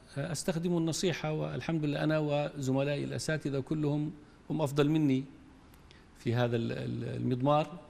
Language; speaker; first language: Arabic; native; Arabic